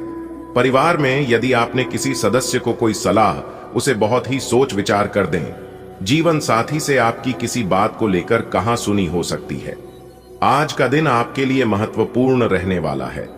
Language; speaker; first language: Hindi; native; Hindi